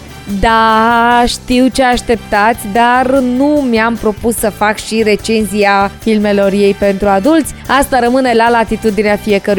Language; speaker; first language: Romanian; native; Romanian